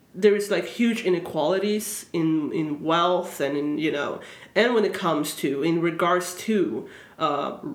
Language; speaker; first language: English; early bilingual, other home language; Swedish